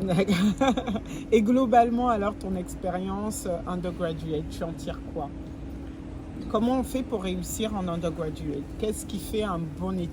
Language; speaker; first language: French; native; French